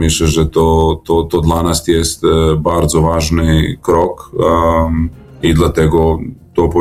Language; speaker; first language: Polish; non-native, fluent; Serbian